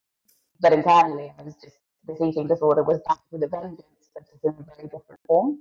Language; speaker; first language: English; native; English